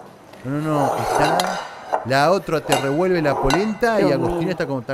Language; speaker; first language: Spanish; native; Spanish